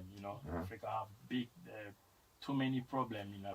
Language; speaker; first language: English; non-native, learner; French